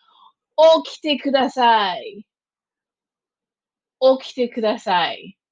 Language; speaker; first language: Japanese; non-native, fluent; English